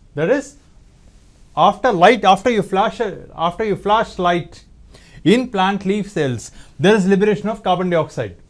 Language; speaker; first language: English; non-native, local second language; Tamil